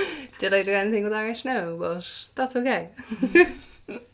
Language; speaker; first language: English; non-native, local second language; Irish